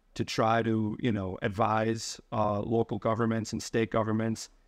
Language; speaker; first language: English; native; English